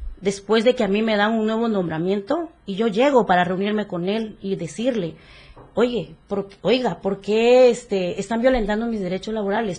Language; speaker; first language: Spanish; native; Spanish